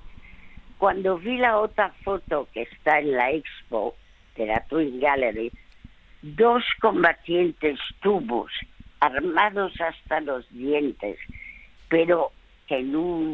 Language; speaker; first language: Spanish; early bilingual, other home language; French